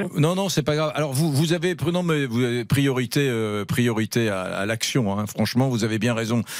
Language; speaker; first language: French; native; French